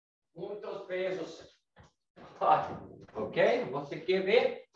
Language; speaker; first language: Portuguese; non-native, learner; English